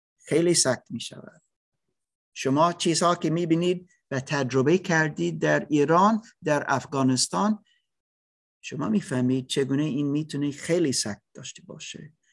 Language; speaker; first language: Persian; non-native, learner; English